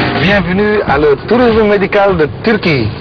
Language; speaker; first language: French; non-native, learner; Turkish